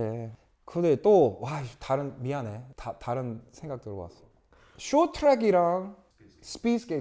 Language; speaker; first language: Korean; early bilingual, other home language; English